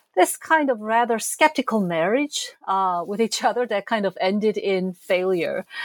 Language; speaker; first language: English; non-native, fluent; Korean